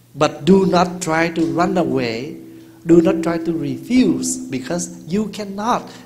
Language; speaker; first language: English; early bilingual, other home language; Vietnamese